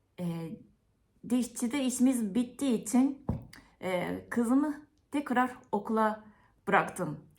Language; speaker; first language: Turkish; non-native, fluent; Japanese